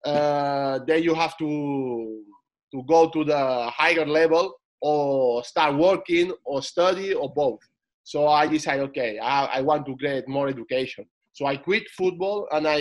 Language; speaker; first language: English; non-native, fluent; Spanish